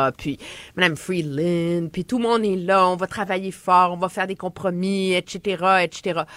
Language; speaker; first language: French; native; French